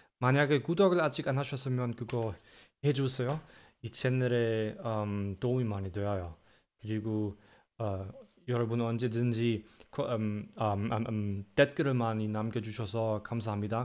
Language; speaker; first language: Korean; non-native, fluent; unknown